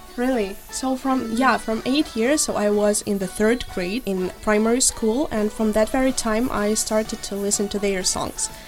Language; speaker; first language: English; non-native, fluent; Ukrainian